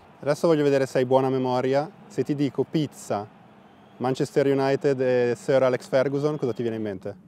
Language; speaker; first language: Italian; native; Italian